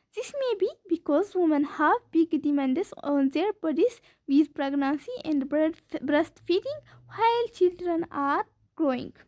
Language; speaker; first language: English; non-native, local second language; Amharic